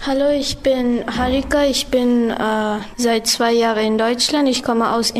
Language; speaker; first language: German; non-native, learner; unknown